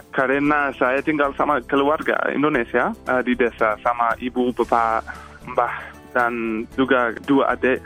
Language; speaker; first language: Indonesian; non-native, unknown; English